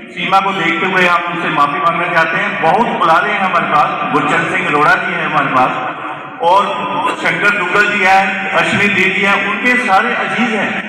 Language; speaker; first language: Hindi; non-native, local second language; Punjabi